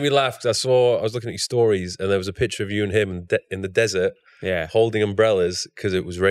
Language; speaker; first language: English; native; English